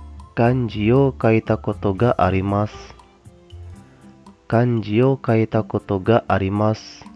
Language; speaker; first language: Japanese; non-native, fluent; Indonesian